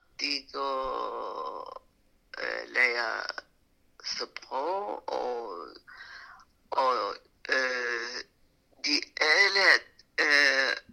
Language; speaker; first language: Danish; non-native, learner; Arabic